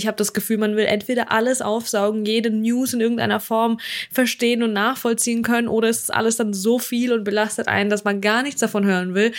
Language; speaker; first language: German; early bilingual, other home language; Russian